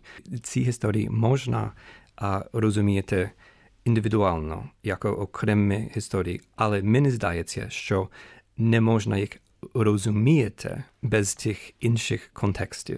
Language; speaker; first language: Ukrainian; non-native, fluent; English